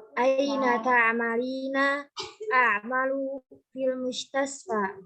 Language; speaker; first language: Arabic; non-native, learner; Indonesian